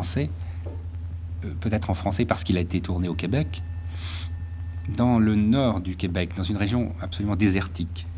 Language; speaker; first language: French; native; French